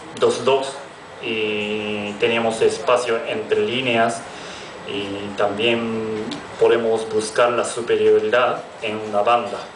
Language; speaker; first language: Spanish; non-native, fluent; Japanese